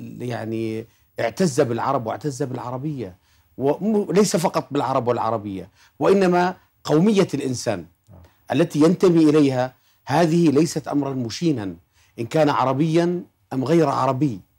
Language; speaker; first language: Arabic; native; Arabic